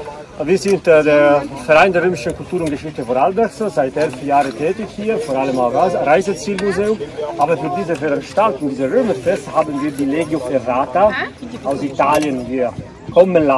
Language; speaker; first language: German; non-native, fluent; Italian